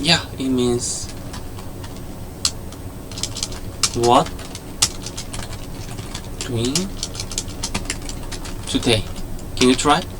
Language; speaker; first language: English; non-native, learner; Korean